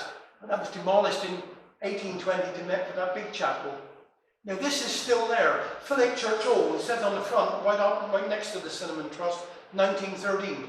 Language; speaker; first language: English; native; English